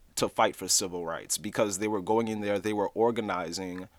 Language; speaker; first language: English; native; English